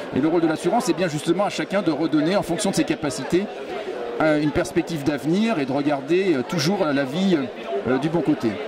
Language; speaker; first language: French; native; French